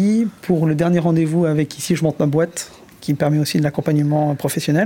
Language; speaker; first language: French; native; French